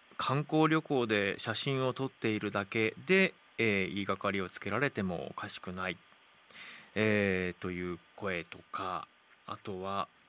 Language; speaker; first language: Japanese; native; Japanese